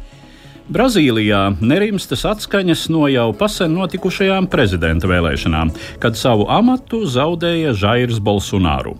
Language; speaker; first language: Latvian; native; Latvian